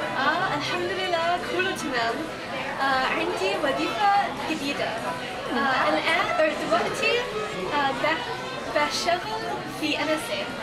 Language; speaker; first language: Arabic; non-native, learner; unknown